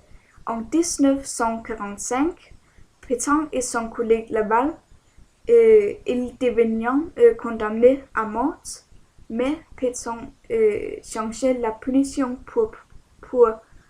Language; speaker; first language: French; non-native, learner; Danish